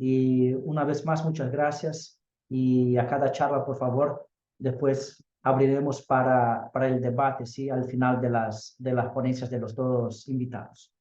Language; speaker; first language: Spanish; non-native, fluent; Portuguese